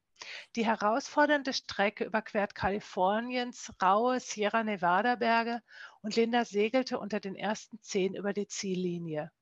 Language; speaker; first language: German; native; German